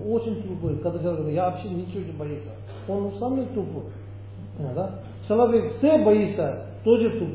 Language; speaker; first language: Russian; non-native, learner; Tibetan